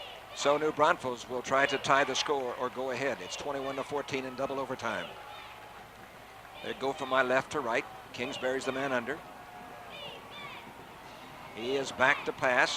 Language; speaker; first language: English; native; English